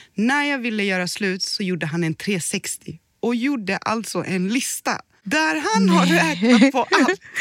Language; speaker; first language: Swedish; early bilingual, other home language; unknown